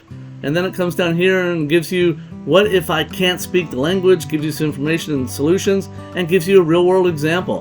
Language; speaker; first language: English; native; English